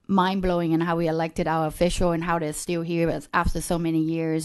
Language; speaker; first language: English; early bilingual, other home language; Khmer